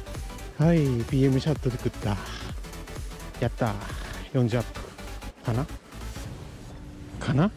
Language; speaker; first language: Japanese; native; Japanese